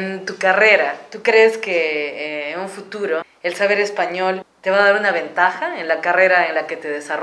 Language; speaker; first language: Spanish; native; Spanish